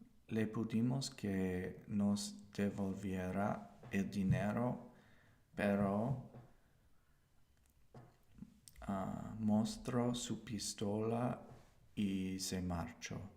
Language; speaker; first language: Spanish; non-native, learner; English